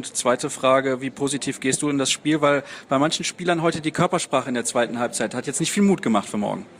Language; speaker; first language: German; native; German